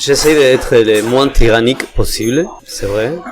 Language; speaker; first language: French; non-native, fluent; Spanish